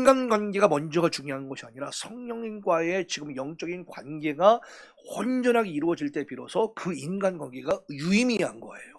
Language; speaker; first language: Korean; native; Korean